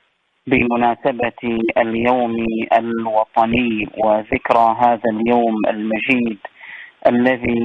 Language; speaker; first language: Arabic; native; Arabic